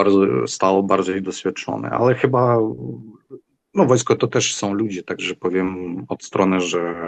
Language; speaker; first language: Polish; non-native, fluent; Ukrainian